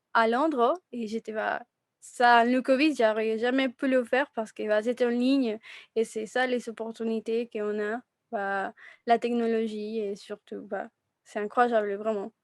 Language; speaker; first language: French; non-native, fluent; Spanish